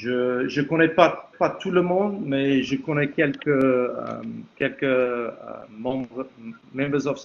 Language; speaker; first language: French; non-native, fluent; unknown